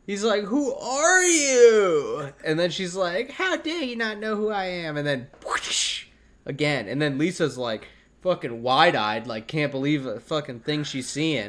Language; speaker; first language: English; native; English